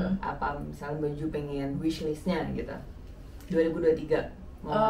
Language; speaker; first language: Indonesian; native; Indonesian